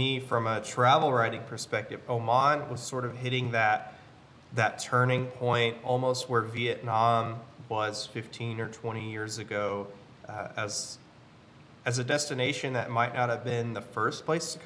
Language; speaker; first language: English; native; English